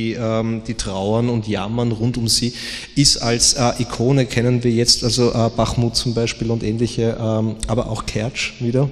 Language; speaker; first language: German; native; German